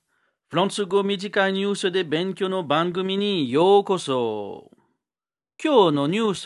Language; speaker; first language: Japanese; non-native, fluent; French